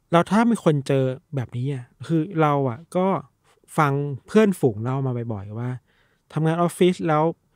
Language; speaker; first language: Thai; native; Thai